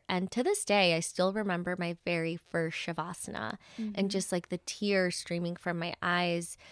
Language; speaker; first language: English; early bilingual, other home language; Spanish